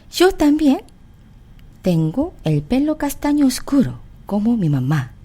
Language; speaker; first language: Spanish; non-native, fluent; Korean